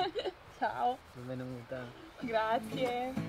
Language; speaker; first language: Italian; non-native, fluent; German